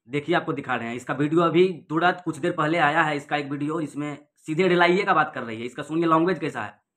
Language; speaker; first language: Hindi; native; Hindi